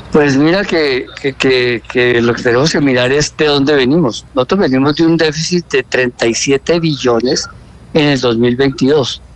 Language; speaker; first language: Spanish; native; Spanish